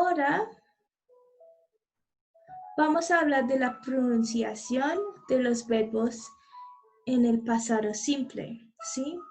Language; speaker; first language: Spanish; non-native, learner; English